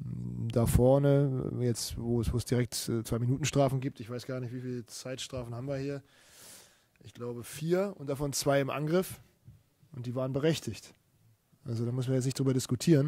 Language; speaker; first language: German; native; German